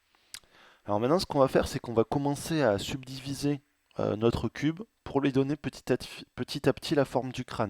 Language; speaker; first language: French; native; French